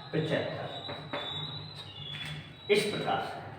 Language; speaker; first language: Hindi; native; Hindi